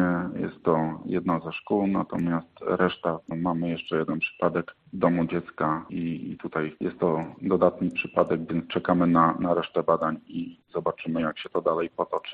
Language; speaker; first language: Polish; native; Polish